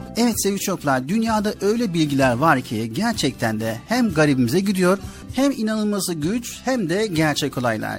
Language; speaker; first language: Turkish; native; Turkish